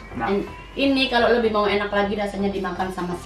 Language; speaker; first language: Indonesian; native; Indonesian